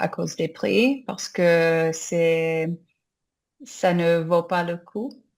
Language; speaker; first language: French; non-native, learner; English